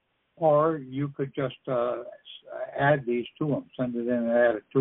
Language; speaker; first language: English; native; English